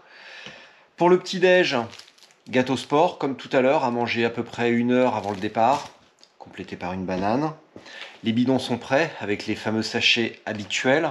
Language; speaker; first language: French; native; French